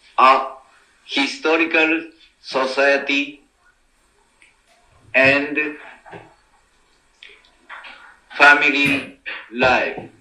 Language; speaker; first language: English; non-native, learner; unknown